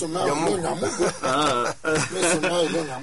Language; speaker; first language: French; non-native, local second language; Swahili